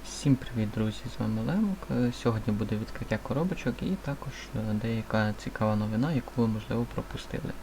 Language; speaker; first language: Ukrainian; native; Ukrainian